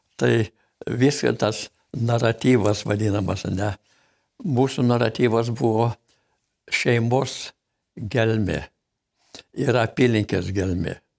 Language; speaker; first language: Lithuanian; native; Lithuanian